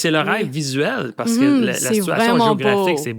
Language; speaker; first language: French; native; French